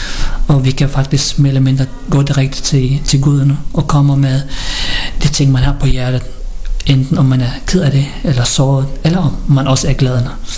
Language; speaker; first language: Danish; early bilingual, other home language; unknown